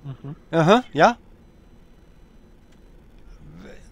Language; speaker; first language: German; native; German